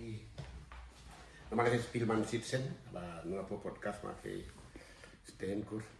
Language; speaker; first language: German; non-native, learner; Indonesian